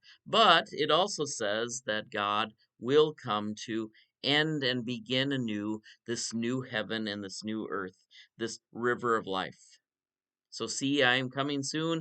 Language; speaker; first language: English; native; English